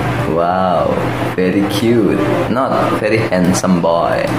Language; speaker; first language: English; non-native, learner; Indonesian